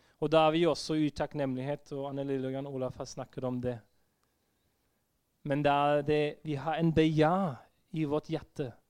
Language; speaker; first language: Norwegian; non-native, fluent; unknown